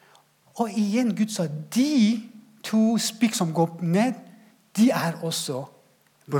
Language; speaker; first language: Norwegian; non-native, fluent; Persian